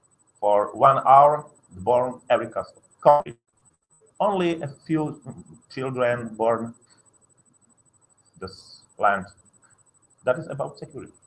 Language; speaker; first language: English; non-native, learner; Slovak